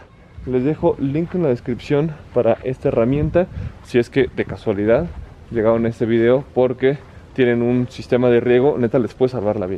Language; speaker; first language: Spanish; native; Spanish